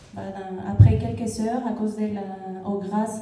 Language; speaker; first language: French; non-native, fluent; Spanish